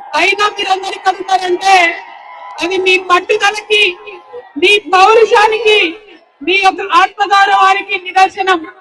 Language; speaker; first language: Telugu; native; Telugu